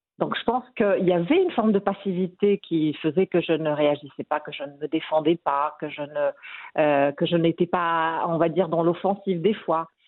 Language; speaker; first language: French; non-native, local second language; Arabic